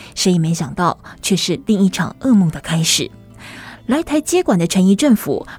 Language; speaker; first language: Chinese; native; Chinese